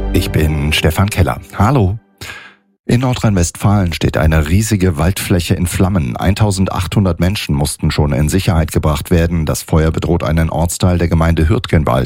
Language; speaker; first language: German; native; German